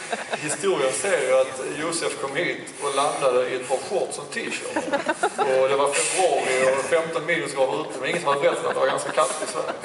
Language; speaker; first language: Swedish; native; Swedish